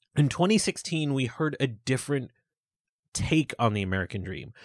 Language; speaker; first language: English; early bilingual, other home language; Hindi